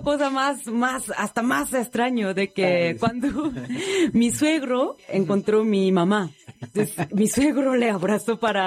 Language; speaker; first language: Spanish; non-native, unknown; Korean